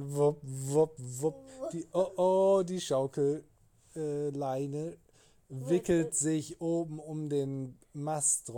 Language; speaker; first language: German; native; German